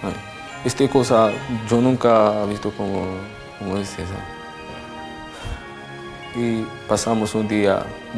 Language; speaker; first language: Spanish; non-native, learner; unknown